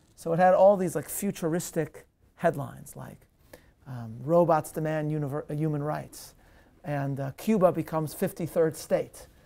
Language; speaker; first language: English; native; English